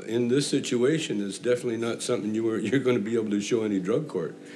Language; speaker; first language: English; native; English